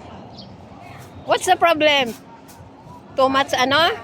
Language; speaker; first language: English; non-native, local second language; Filipino